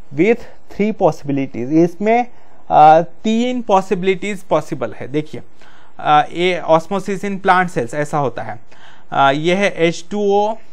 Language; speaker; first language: Hindi; non-native, local second language; Marathi